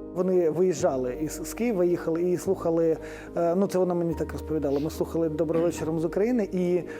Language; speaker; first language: Ukrainian; native; Ukrainian